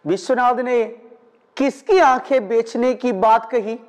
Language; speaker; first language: Hindi; non-native, local second language; Malayalam